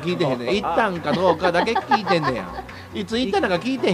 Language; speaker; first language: Japanese; native; Japanese